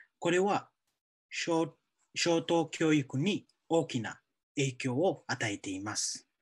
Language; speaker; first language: Japanese; non-native, fluent; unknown